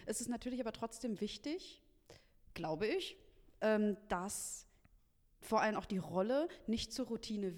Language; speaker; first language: German; native; German